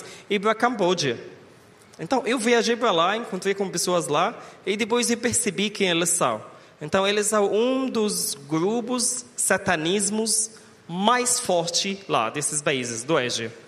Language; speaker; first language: Portuguese; non-native, learner; Arabic